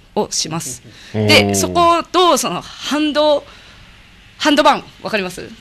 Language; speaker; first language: Japanese; native; Japanese